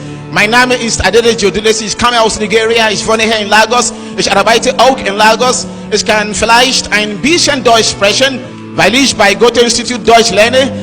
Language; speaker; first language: German; non-native, learner; Yoruba